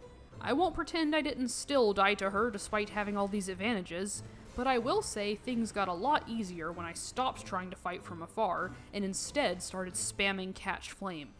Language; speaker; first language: English; native; English